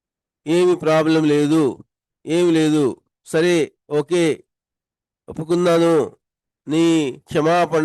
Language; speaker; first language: Telugu; non-native, local second language; Urdu